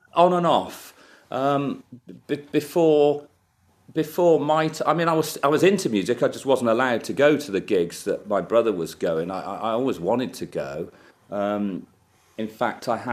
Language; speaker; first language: English; native; English